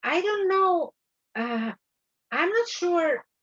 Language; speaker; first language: English; non-native, learner; Albanian